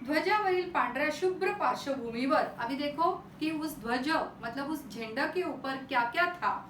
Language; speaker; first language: Hindi; non-native, local second language; Marathi